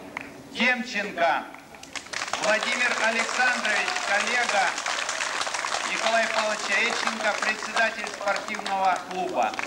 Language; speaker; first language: Russian; native; Russian